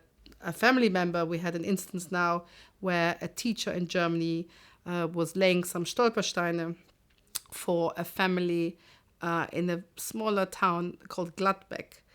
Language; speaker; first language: English; non-native, fluent; German